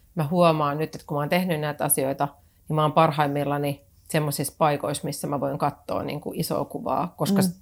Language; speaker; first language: Finnish; native; Finnish